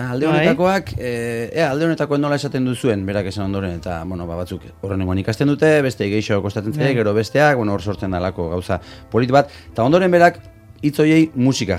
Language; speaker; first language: Basque; native; Basque